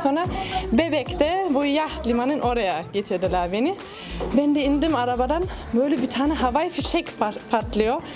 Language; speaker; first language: Turkish; non-native, fluent; German